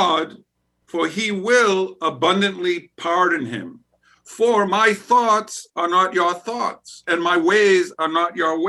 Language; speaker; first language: English; native; English